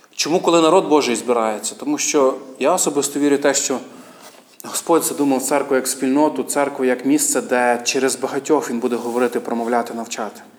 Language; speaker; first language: Ukrainian; native; Ukrainian